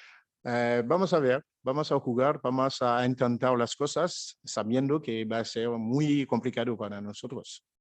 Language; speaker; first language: Spanish; non-native, fluent; French